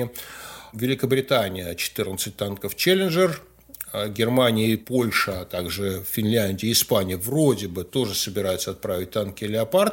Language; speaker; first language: Russian; native; Russian